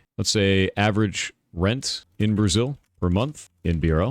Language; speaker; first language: English; native; English